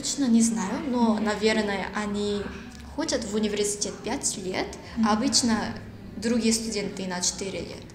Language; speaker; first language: Russian; non-native, learner; Korean